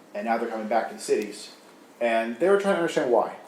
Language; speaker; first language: English; native; English